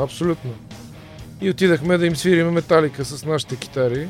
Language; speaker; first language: Bulgarian; native; Bulgarian